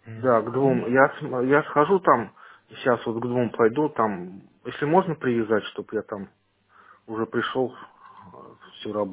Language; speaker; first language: Russian; native; Russian